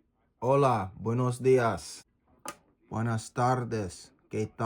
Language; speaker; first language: Spanish; non-native, learner; English